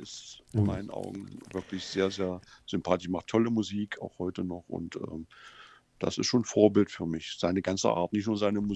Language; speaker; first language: German; native; German